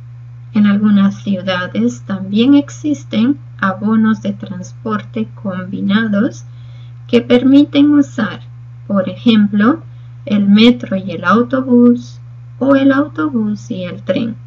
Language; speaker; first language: Spanish; non-native, fluent; Portuguese